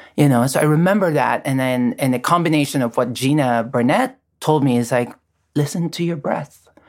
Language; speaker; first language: English; non-native, local second language; Filipino